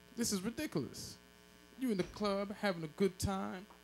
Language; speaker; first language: English; native; English